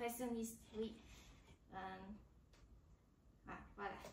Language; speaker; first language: French; non-native, learner; Chinese